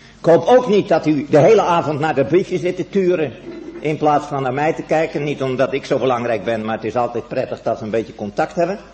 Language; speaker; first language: Dutch; native; Dutch